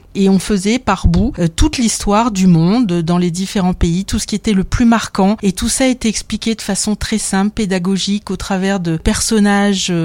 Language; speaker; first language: French; native; French